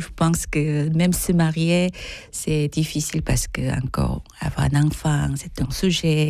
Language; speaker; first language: French; non-native, fluent; Korean